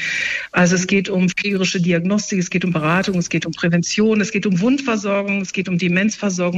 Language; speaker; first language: German; native; German